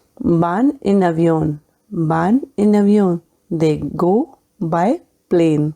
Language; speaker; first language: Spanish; non-native, fluent; Hindi